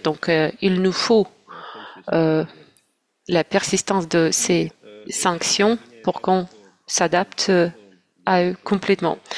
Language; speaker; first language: French; non-native, fluent; Russian